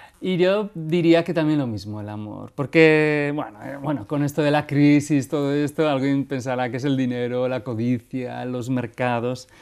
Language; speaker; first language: Spanish; non-native, local second language; Basque